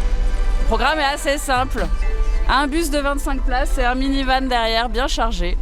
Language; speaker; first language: French; native; French